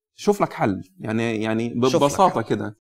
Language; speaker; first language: Arabic; native; Arabic